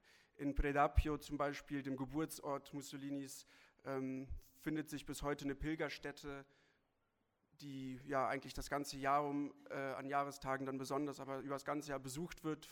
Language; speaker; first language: German; native; German